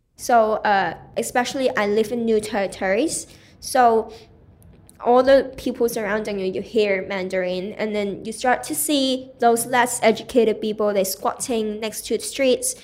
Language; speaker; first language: English; non-native, local second language; Cantonese